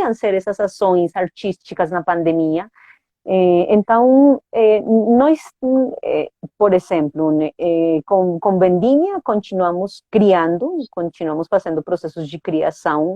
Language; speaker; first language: Portuguese; non-native, fluent; Spanish